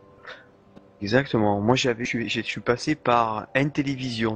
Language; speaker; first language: French; native; French